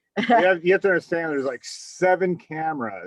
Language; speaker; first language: English; native; English